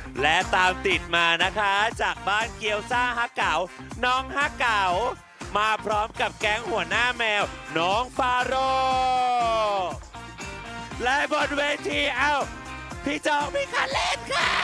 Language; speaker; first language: Thai; native; Thai